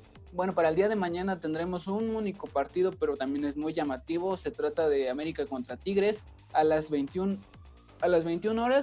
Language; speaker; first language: Spanish; native; Spanish